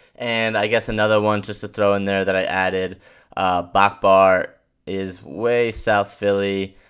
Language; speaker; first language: English; native; English